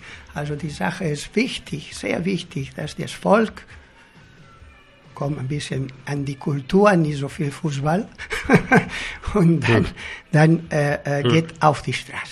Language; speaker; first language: German; non-native, learner; Catalan